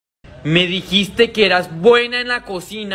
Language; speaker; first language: Spanish; native; Spanish